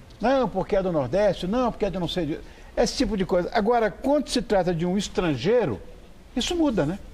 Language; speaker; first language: Portuguese; native; Portuguese